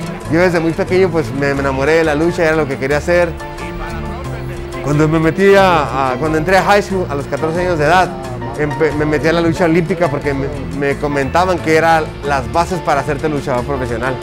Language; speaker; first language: Spanish; early bilingual, heritage; Spanish